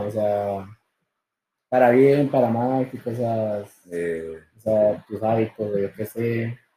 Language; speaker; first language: Spanish; native; Spanish